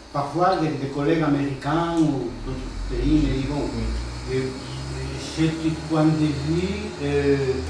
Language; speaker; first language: French; non-native, fluent; Spanish